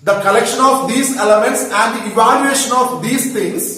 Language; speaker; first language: English; non-native, local second language; Malayalam